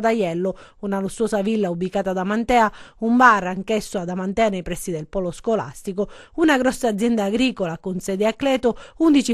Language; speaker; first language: Italian; native; Italian